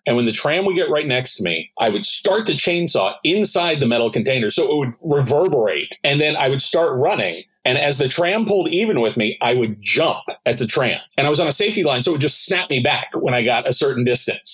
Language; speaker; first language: English; native; English